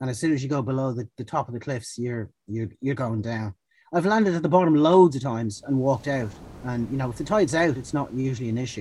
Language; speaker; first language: English; native; English